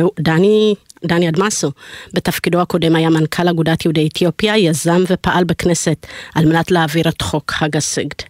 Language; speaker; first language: Hebrew; early bilingual, other home language; Amharic